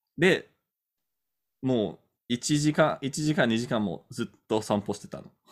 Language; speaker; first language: Japanese; non-native, fluent; English